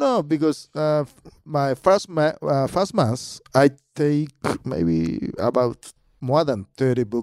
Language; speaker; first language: English; non-native, learner; Japanese